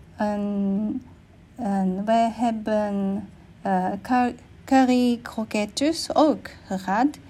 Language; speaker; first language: Dutch; non-native, learner; English